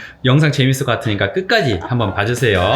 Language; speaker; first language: Korean; native; Korean